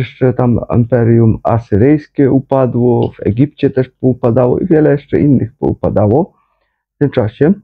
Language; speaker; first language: Polish; native; Polish